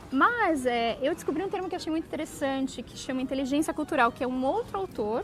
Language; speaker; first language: Portuguese; early bilingual, other home language; Spanish